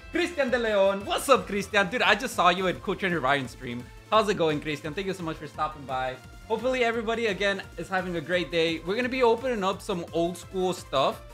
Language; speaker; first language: English; non-native, fluent; Spanish